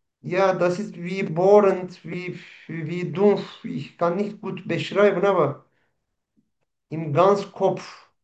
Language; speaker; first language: German; non-native, learner; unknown